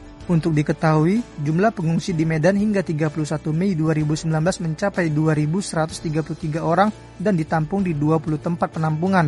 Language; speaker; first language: Indonesian; native; Indonesian